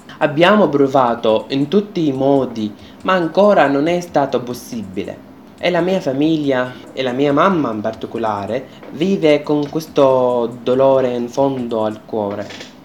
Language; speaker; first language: Italian; non-native, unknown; Arabic